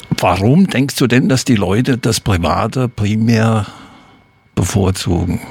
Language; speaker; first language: German; native; German